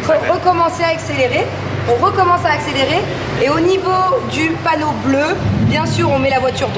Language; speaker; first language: French; native; French